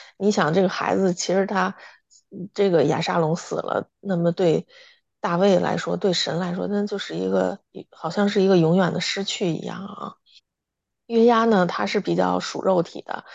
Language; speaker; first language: Chinese; native; Chinese